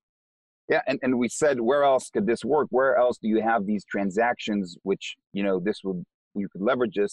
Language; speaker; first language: English; non-native, fluent; Hebrew